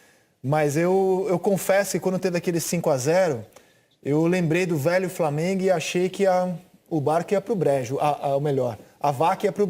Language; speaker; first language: Portuguese; native; Portuguese